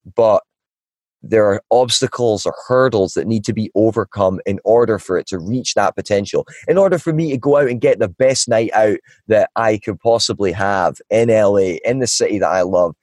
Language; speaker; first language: English; native; English